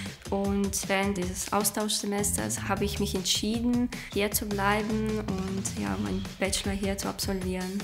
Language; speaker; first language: German; non-native, fluent; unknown